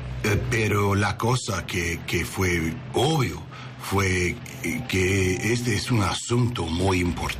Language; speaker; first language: Spanish; non-native, learner; English